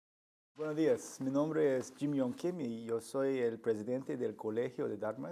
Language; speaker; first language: Spanish; non-native, learner; English